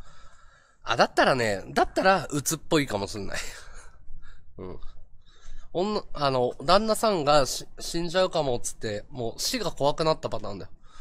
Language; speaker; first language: Japanese; native; Japanese